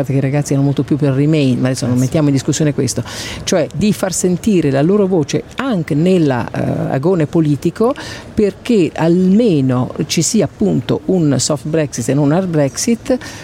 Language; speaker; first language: Italian; native; Italian